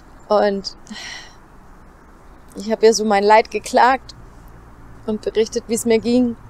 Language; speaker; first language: German; native; German